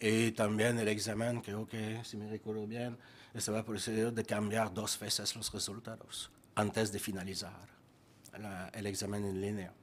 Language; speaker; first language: Spanish; non-native, fluent; French